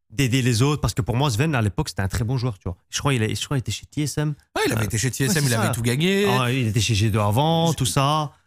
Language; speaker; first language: French; native; French